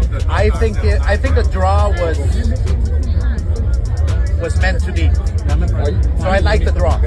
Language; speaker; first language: English; native; English